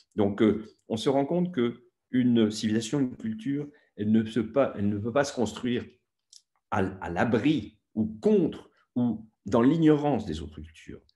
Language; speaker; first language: French; native; French